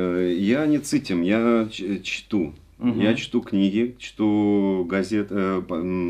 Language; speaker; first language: Czech; non-native, learner; Russian